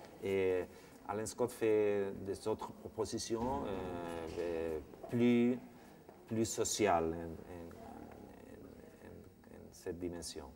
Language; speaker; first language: French; non-native, fluent; Spanish